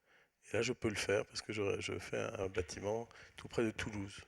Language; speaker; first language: French; native; French